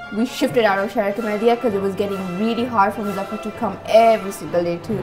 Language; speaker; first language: English; native; English